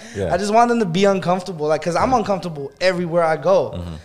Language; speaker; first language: English; native; English